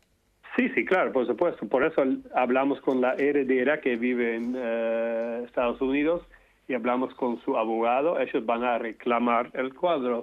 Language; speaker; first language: Spanish; non-native, fluent; Dutch